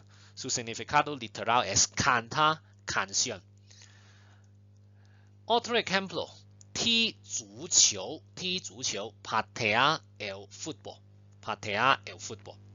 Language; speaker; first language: Spanish; non-native, fluent; Chinese